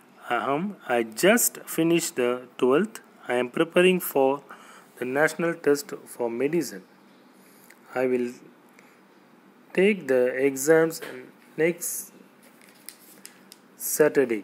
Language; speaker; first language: English; non-native, local second language; Tamil